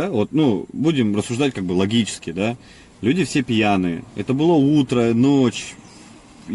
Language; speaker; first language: Russian; native; Russian